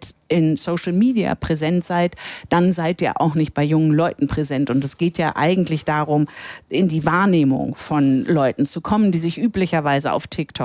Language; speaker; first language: German; native; German